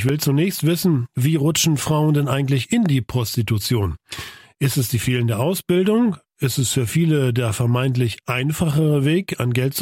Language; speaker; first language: German; native; German